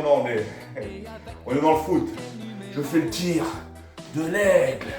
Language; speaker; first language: French; native; French